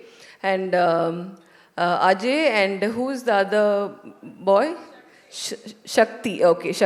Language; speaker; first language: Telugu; non-native, learner; Tamil